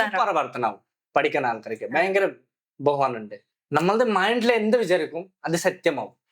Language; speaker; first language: Malayalam; non-native, fluent; Bangla